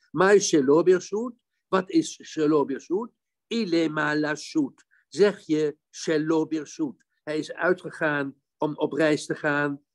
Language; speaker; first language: Dutch; native; Dutch